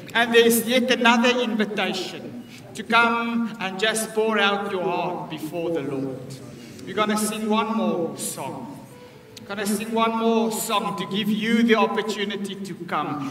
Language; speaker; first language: English; non-native, local second language; Afrikaans